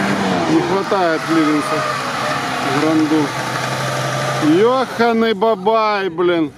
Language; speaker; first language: Russian; native; Russian